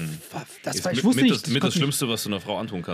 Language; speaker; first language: German; native; German